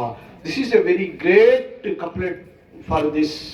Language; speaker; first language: Kannada; non-native, fluent; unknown